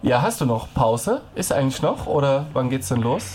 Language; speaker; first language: German; native; German